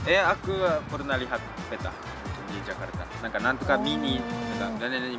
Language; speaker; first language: Indonesian; non-native, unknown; Japanese